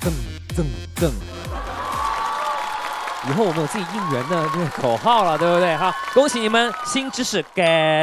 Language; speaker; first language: Chinese; native; Chinese